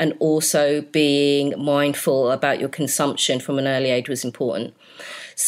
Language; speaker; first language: English; native; English